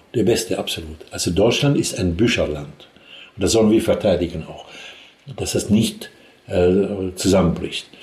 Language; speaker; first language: German; non-native, fluent; Arabic